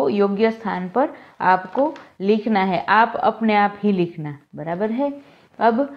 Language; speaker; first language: Hindi; non-native, local second language; Gujarati